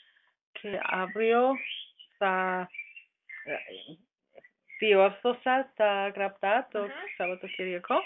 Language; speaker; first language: Greek; non-native, learner; German